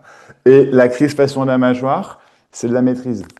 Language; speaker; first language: French; native; French